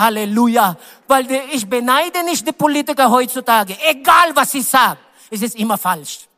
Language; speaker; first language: German; non-native, learner; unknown